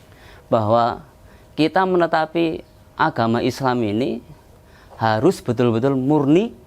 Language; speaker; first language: Indonesian; non-native, local second language; Javanese